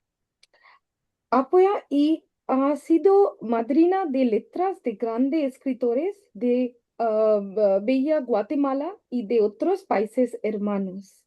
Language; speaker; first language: Spanish; non-native, learner; Bangla